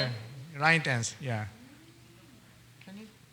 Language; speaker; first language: English; non-native, learner; Korean